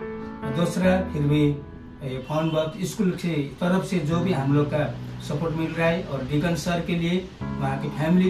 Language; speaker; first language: Hindi; non-native, local second language; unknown